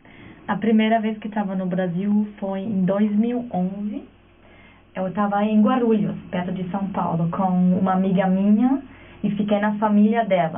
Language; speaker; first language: Portuguese; non-native, fluent; German